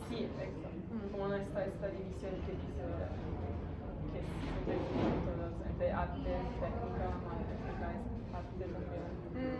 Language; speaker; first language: Spanish; non-native, fluent; Italian